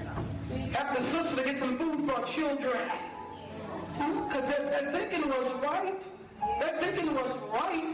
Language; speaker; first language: English; native; English